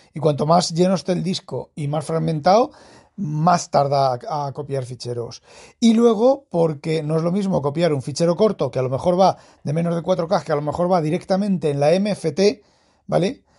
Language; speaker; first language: Spanish; native; Spanish